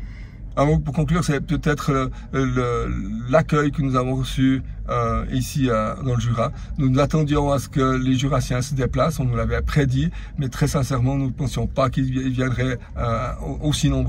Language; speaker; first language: French; native; French